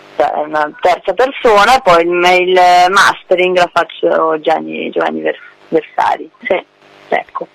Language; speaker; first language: Italian; non-native, fluent; English